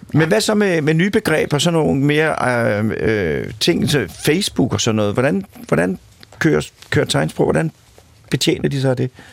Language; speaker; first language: Danish; native; Danish